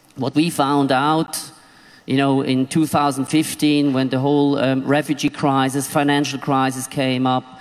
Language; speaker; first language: English; non-native, fluent; Swiss German